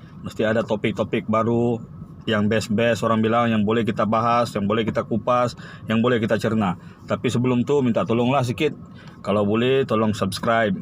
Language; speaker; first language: Malay; native; Malay